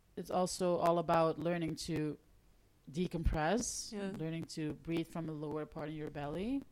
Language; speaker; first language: English; non-native, fluent; Dutch